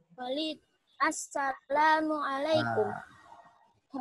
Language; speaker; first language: Arabic; non-native, learner; Indonesian